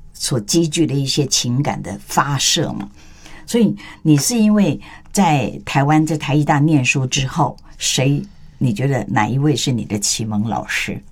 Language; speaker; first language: Chinese; native; Chinese